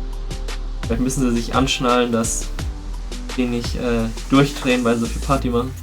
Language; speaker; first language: German; native; German